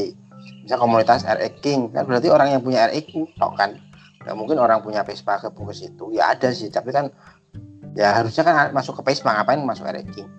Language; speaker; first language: Indonesian; native; Indonesian